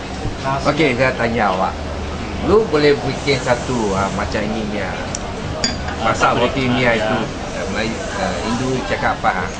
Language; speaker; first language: Indonesian; non-native, local second language; Chinese